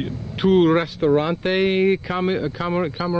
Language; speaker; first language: Spanish; non-native, learner; English